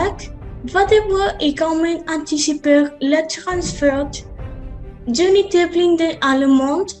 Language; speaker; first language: French; non-native, learner; Spanish